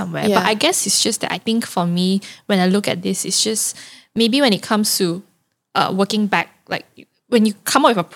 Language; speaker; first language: English; non-native, local second language; Cantonese